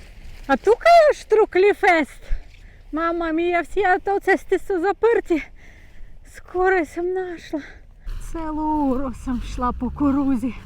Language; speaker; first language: Slovenian; non-native, fluent; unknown